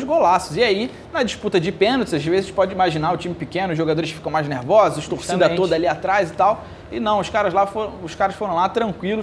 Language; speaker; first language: Portuguese; native; Portuguese